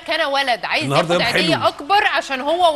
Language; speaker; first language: Arabic; native; Arabic